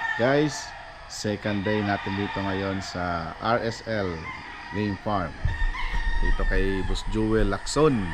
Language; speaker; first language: Filipino; native; Filipino